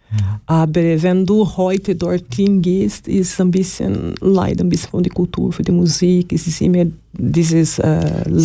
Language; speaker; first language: German; non-native, learner; Portuguese